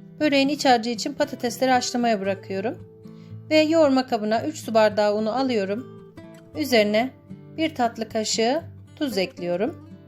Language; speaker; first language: Turkish; native; Turkish